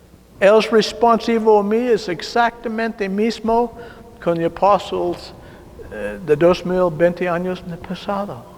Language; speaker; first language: Spanish; non-native, learner; English